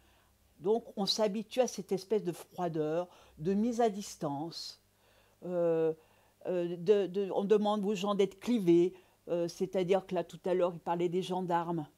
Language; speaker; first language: French; native; French